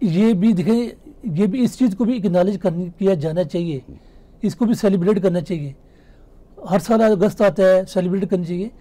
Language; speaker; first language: Urdu; native; Urdu